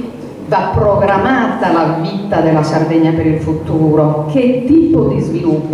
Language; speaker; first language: Italian; native; Italian